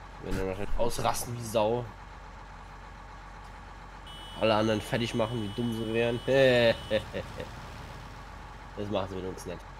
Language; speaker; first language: German; native; German